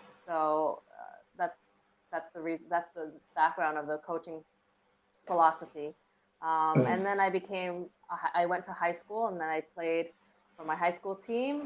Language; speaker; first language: English; early bilingual, other home language; Thai